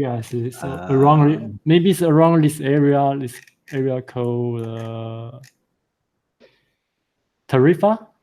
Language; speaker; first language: English; non-native, fluent; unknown